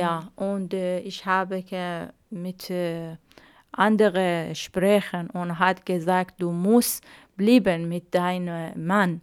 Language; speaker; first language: German; non-native, learner; Arabic